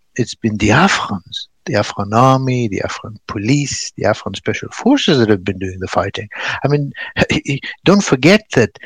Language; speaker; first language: English; non-native, fluent; Pashto